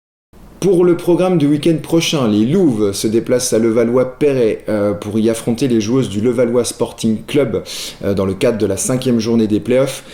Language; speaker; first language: French; native; French